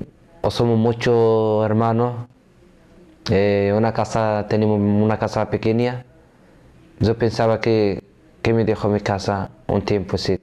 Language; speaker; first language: Spanish; non-native, learner; Arabic